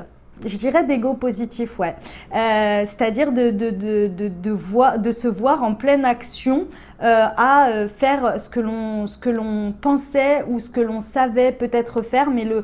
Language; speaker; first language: French; native; French